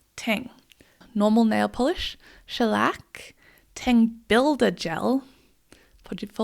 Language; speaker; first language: Portuguese; non-native, fluent; English